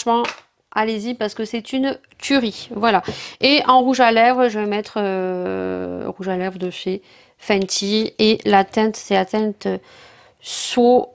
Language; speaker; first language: French; native; French